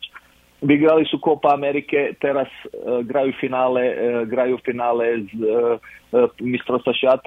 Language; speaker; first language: Polish; non-native, fluent; Croatian